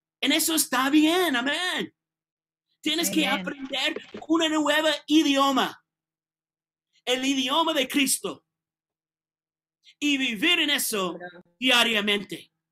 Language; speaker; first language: Spanish; non-native, learner; English